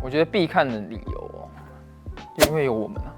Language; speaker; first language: Chinese; native; Chinese